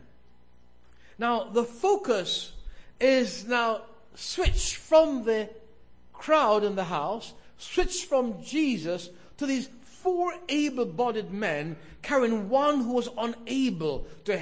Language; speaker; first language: English; native; English